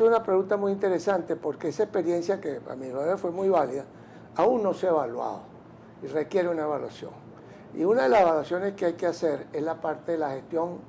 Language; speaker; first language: Spanish; native; Spanish